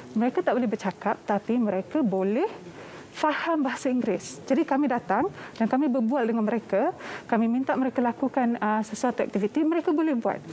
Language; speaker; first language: Malay; native; Malay